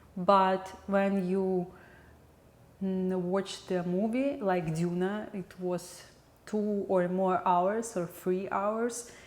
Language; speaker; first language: English; non-native, learner; Russian